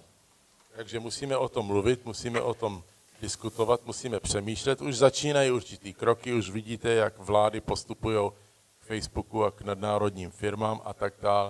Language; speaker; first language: Czech; early bilingual, heritage; Czech